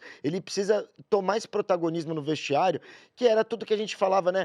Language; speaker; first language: Portuguese; native; Portuguese